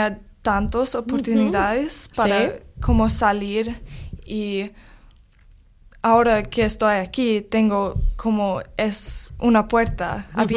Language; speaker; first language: Spanish; non-native, learner; English